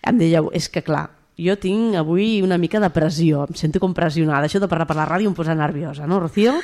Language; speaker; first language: Catalan; native; Catalan